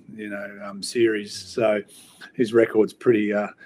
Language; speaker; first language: English; native; English